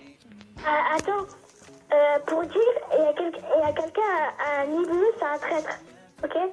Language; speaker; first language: French; early bilingual, other home language; Turkish